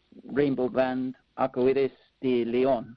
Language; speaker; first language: Spanish; non-native, learner; English